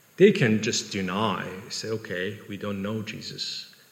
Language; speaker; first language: English; non-native, fluent; Persian